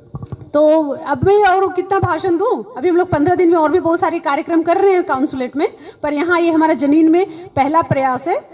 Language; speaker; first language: Hindi; native; Hindi